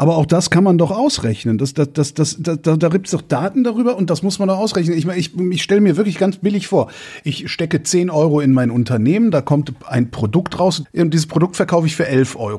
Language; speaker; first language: German; native; German